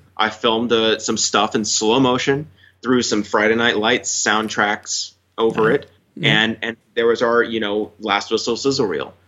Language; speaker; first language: English; native; English